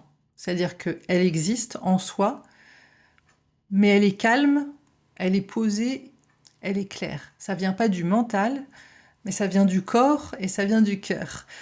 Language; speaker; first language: French; native; French